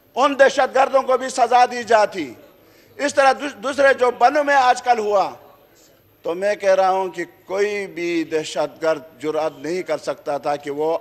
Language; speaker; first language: Urdu; non-native, local second language; Khowar